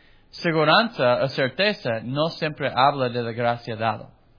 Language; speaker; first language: Spanish; non-native, fluent; English